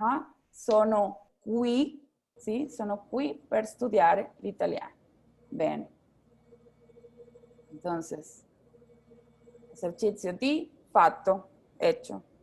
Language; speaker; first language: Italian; non-native, fluent; Spanish